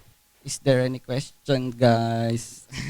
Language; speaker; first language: English; non-native, fluent; Indonesian